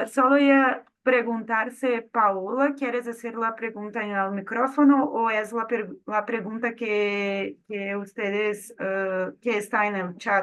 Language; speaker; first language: Spanish; non-native, fluent; Portuguese